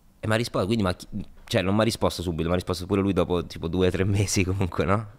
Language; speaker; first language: Italian; native; Italian